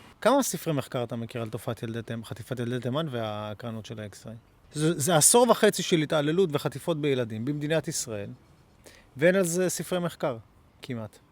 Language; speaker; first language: Hebrew; native; Hebrew